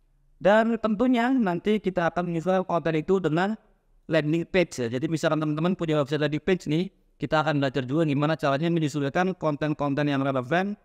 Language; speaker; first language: Indonesian; native; Indonesian